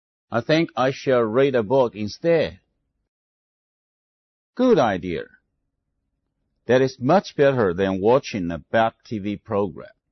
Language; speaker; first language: English; non-native, fluent; Chinese